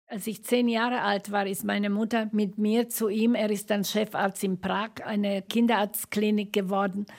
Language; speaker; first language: German; non-native, fluent; Slovak